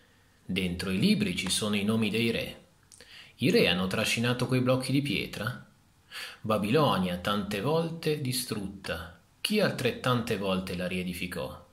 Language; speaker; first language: Italian; native; Italian